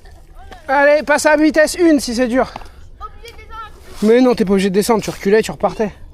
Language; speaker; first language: French; native; French